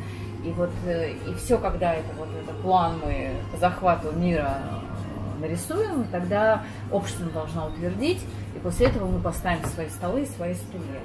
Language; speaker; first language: Russian; native; Russian